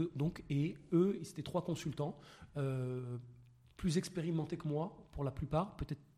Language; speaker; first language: French; native; French